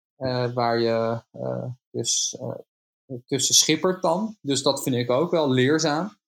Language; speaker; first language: Dutch; native; Dutch